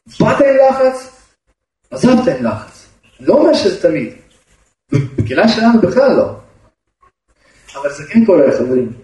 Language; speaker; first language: Hebrew; non-native, fluent; Russian